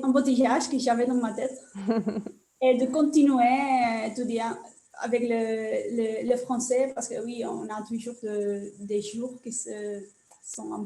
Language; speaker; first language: French; non-native, learner; Spanish